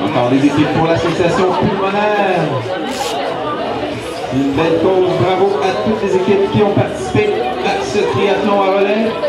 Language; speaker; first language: French; native; French